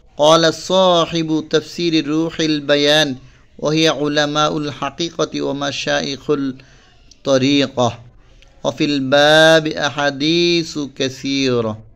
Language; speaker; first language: Arabic; non-native, fluent; Bangla